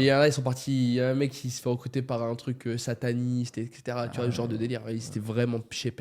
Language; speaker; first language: French; native; French